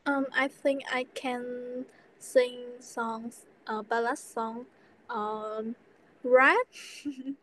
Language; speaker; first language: English; non-native, learner; Vietnamese